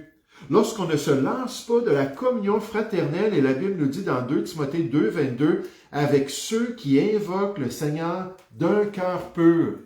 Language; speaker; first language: French; native; French